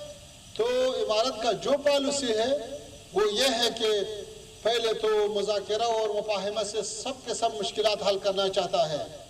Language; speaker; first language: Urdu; non-native, fluent; Pashto